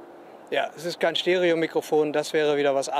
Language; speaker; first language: German; native; German